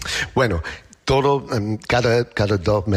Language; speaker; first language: Spanish; non-native, learner; English